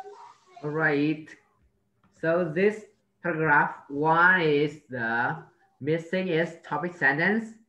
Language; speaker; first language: English; non-native, learner; Vietnamese